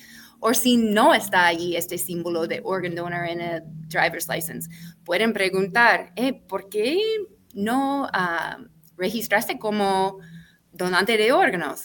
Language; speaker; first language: Spanish; non-native, fluent; English